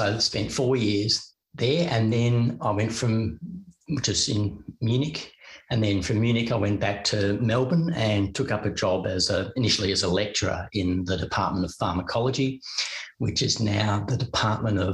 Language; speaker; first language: English; native; English